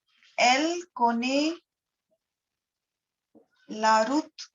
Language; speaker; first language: French; non-native, fluent; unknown